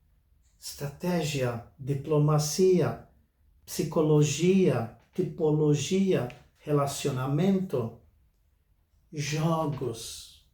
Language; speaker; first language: Portuguese; non-native, fluent; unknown